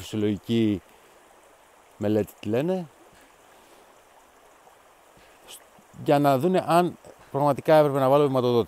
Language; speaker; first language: Greek; native; Greek